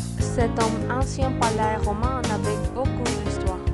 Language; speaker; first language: French; non-native, learner; Spanish